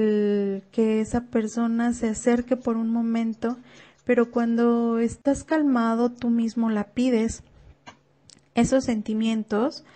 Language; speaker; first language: Spanish; native; Spanish